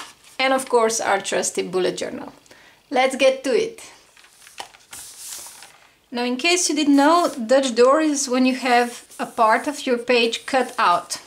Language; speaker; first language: English; non-native, fluent; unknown